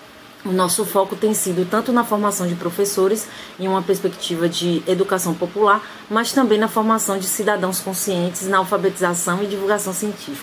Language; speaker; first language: Portuguese; native; Portuguese